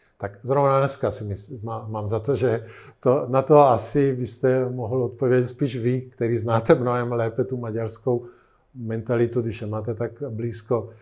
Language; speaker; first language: Czech; non-native, fluent; Italian